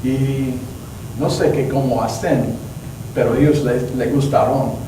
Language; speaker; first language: Spanish; non-native, learner; English